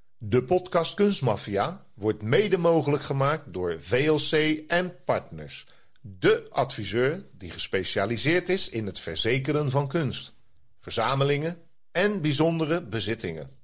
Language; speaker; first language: Dutch; native; Dutch